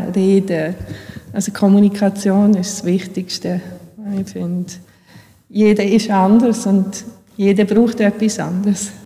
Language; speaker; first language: German; early bilingual, other home language; Bosnian